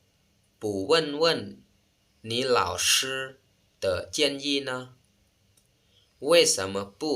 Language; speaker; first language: Chinese; non-native, fluent; Lao